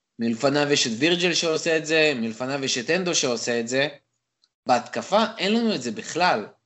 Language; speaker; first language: Hebrew; native; Hebrew